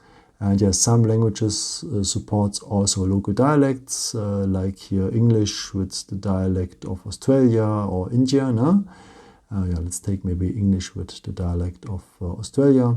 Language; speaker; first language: English; non-native, fluent; German